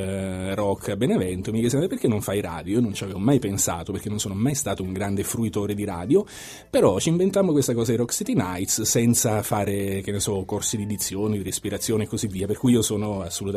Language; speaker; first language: Italian; native; Italian